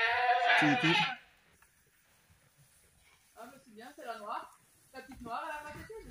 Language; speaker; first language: French; native; French